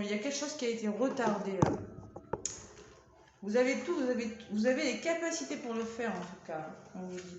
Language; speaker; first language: French; native; French